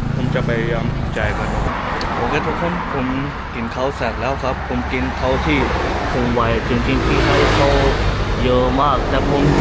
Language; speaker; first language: Thai; non-native, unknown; Punjabi